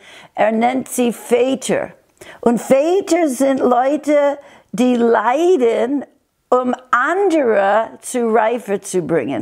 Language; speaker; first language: German; non-native, fluent; English